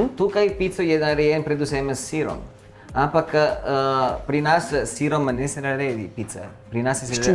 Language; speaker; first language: Slovenian; non-native, learner; Italian